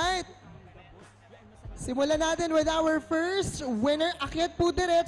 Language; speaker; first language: Filipino; native; Filipino